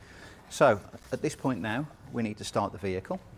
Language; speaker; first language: English; native; English